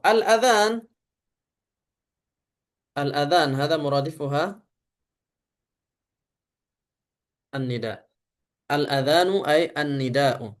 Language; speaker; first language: Arabic; non-native, fluent; Indonesian